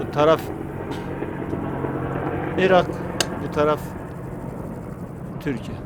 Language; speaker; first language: Turkish; non-native, local second language; Kurdish